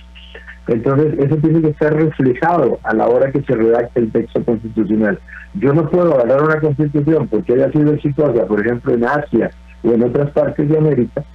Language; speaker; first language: Spanish; native; Spanish